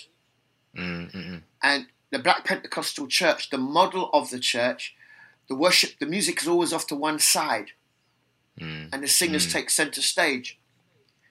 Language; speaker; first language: English; native; English